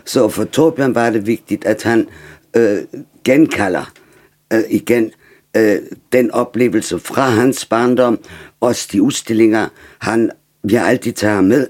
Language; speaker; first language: Danish; non-native, fluent; German